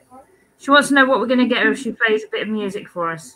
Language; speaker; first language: English; native; English